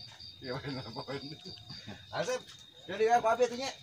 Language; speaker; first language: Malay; non-native, local second language; Sundanese